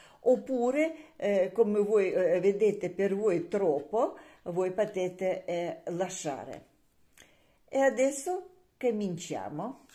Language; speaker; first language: Italian; non-native, learner; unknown